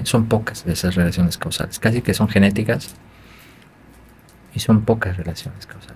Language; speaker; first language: Spanish; native; Spanish